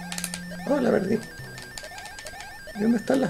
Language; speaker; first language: Spanish; native; Spanish